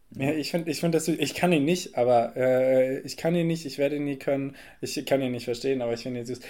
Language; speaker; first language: German; native; German